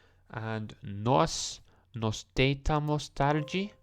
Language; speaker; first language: Portuguese; non-native, learner; English